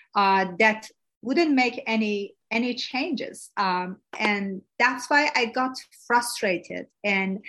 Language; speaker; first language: English; non-native, fluent; Persian